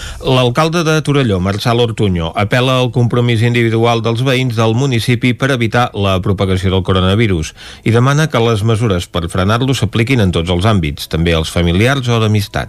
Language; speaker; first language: Catalan; native; Catalan